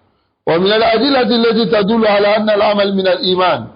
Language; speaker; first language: Arabic; non-native, fluent; French